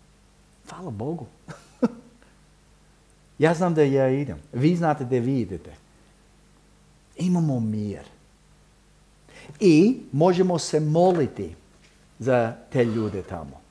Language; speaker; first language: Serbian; early bilingual, heritage; Serbian